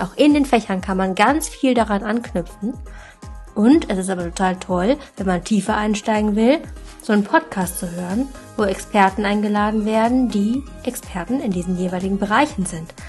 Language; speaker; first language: German; native; German